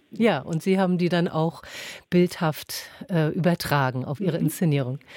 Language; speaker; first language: German; native; German